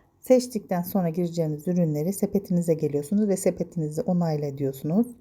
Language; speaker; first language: Turkish; native; Turkish